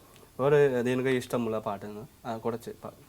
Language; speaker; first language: Malayalam; non-native, learner; Assamese